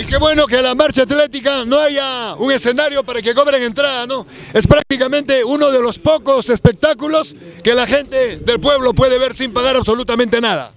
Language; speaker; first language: Portuguese; non-native, learner; Spanish